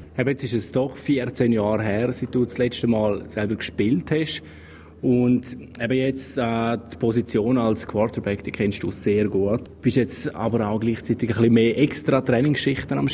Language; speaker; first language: German; native; German